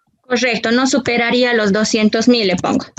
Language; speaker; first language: Spanish; native; Spanish